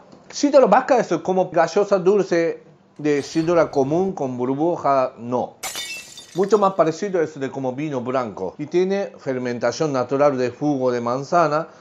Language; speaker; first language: Spanish; non-native, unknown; Japanese